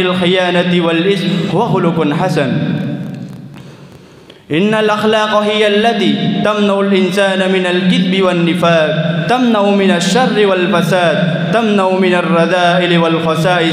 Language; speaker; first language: Arabic; non-native, learner; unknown